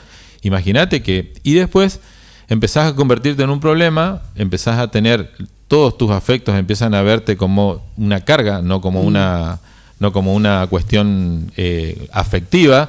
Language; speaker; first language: Spanish; native; Spanish